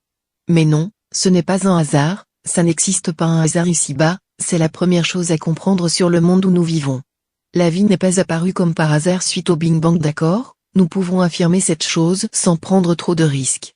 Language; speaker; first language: French; native; French